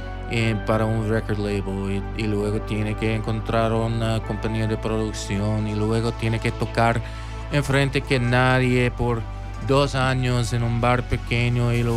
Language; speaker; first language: Spanish; non-native, local second language; English